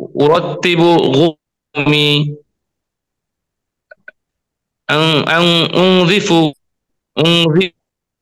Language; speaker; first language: Arabic; non-native, learner; Bangla